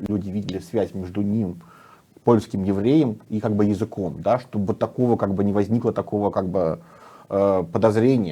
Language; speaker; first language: Russian; native; Russian